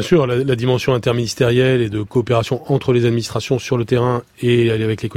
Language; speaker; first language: French; native; French